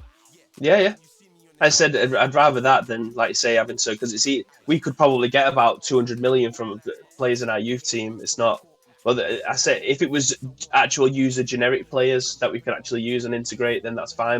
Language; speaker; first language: English; native; English